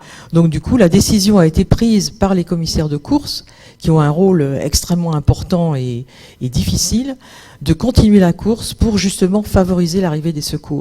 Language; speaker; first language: French; native; French